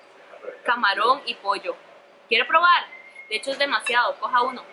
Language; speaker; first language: Spanish; native; Spanish